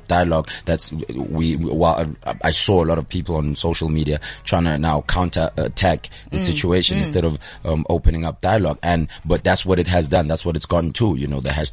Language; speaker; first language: English; non-native, local second language; Zulu